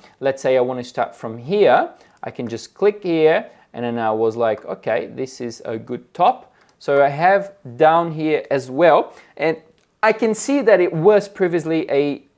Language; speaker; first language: English; non-native, fluent; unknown